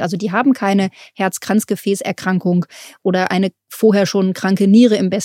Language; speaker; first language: German; native; German